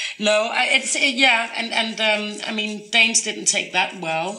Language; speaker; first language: English; non-native, fluent; Danish